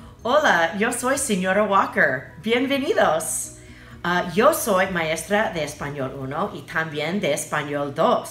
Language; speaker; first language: Spanish; non-native, fluent; English